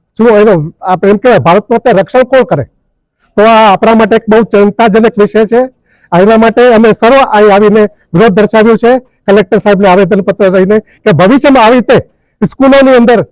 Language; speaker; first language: Gujarati; non-native, local second language; Sindhi